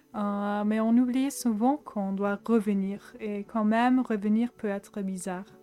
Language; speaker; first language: French; non-native, fluent; German